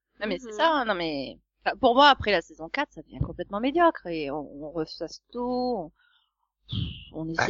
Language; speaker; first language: French; native; French